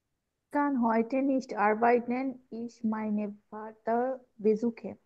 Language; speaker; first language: German; non-native, learner; Bangla